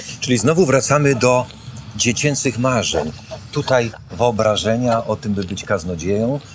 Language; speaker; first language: Polish; native; Polish